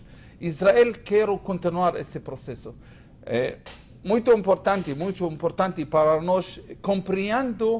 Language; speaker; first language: Spanish; non-native, learner; Hebrew